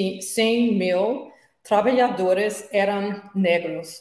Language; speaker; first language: Portuguese; non-native, learner; English